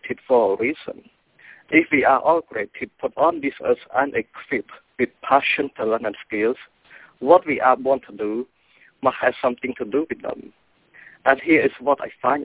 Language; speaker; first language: English; non-native, fluent; Khmer